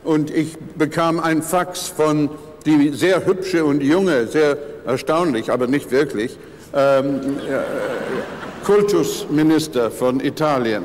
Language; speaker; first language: German; non-native, fluent; English